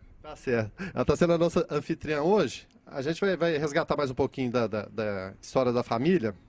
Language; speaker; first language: Portuguese; native; Portuguese